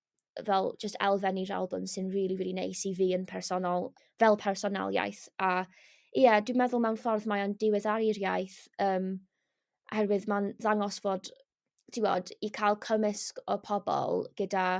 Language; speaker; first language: Welsh; non-native, local second language; English